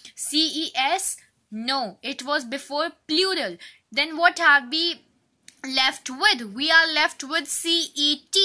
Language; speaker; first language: English; non-native, local second language; Hindi